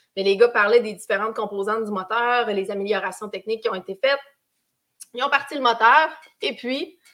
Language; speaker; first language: French; native; French